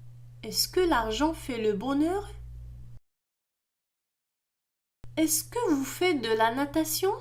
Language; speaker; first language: French; non-native, local second language; Arabic